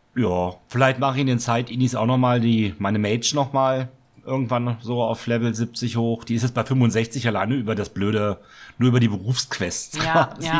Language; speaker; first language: German; native; German